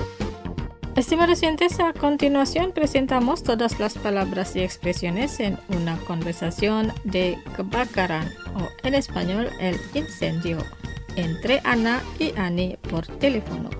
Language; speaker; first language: Spanish; non-native, fluent; Indonesian